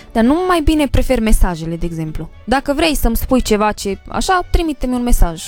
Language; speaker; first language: Romanian; native; Romanian